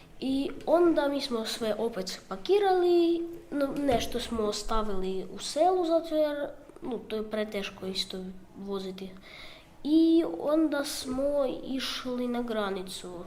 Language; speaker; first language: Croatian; non-native, learner; Ukrainian